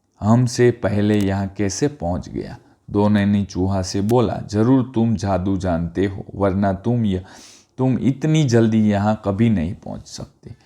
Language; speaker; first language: Hindi; non-native, local second language; Gujarati